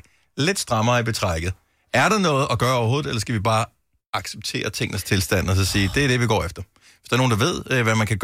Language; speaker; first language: Danish; native; Danish